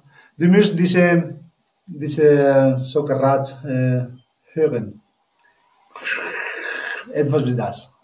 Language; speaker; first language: German; non-native, learner; Spanish